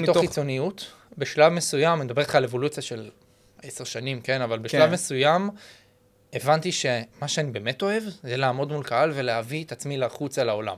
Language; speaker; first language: Hebrew; native; Hebrew